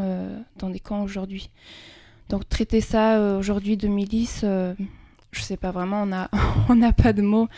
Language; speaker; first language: French; early bilingual, other home language; Kurdish